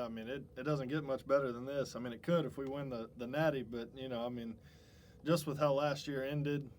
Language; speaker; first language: English; native; English